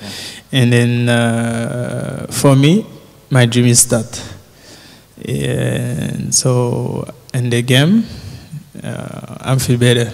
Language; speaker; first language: English; non-native, learner; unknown